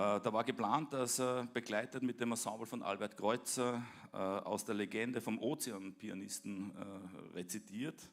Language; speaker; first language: German; native; German